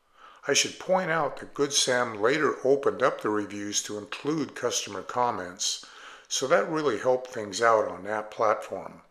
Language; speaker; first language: English; native; English